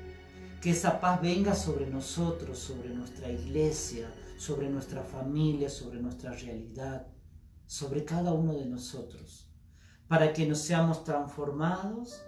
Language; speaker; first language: Spanish; native; Spanish